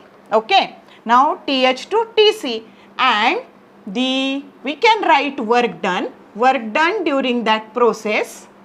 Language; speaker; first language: English; non-native, local second language; Marathi